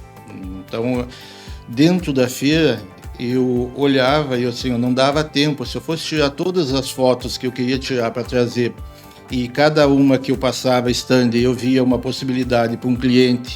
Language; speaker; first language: Portuguese; native; Portuguese